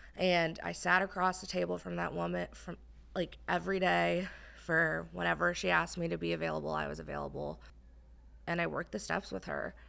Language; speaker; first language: English; native; English